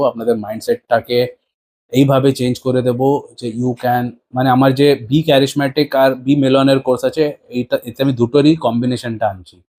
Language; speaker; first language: Bangla; early bilingual, heritage; Bangla